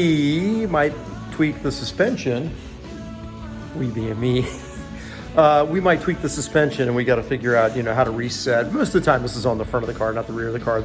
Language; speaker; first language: English; native; English